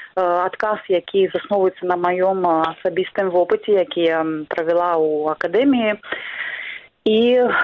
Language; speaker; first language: Belarusian; non-native, local second language; Russian